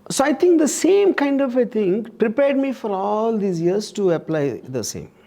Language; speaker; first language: English; non-native, local second language; Telugu